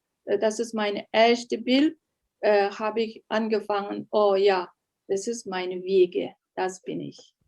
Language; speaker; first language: German; non-native, learner; Uyghur